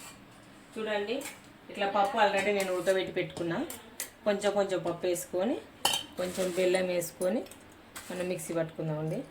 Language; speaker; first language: Telugu; native; Telugu